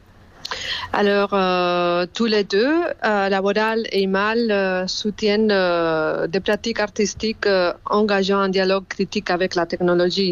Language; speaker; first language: French; non-native, fluent; Spanish